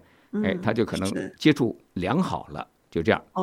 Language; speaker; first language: Chinese; native; Chinese